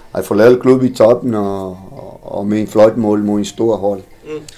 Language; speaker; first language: Danish; non-native, fluent; Portuguese